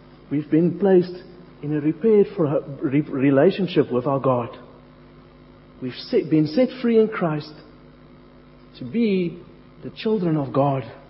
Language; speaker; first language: English; non-native, local second language; Afrikaans